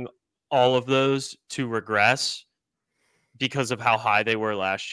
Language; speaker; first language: English; native; English